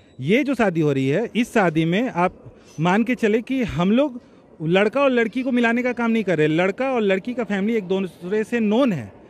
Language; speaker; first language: Hindi; native; Hindi